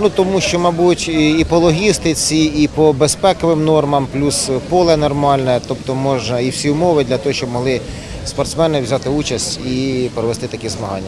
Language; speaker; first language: Ukrainian; native; Ukrainian